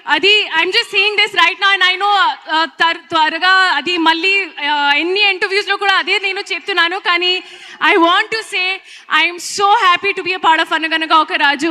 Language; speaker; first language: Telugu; non-native, learner; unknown